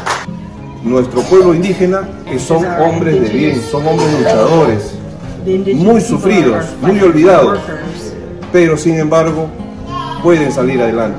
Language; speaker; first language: Spanish; native; Spanish